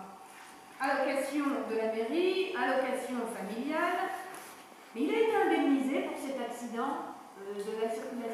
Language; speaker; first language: French; native; French